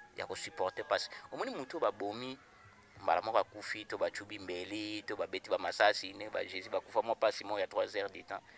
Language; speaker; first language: Lingala; non-native, local second language; Kongo